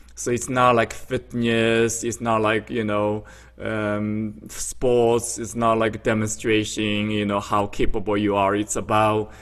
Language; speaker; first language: English; non-native, fluent; Chinese